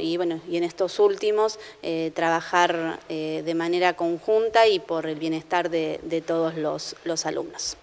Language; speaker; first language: Spanish; native; Spanish